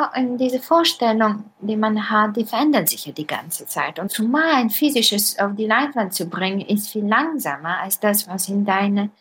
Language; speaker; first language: German; non-native, fluent; Bulgarian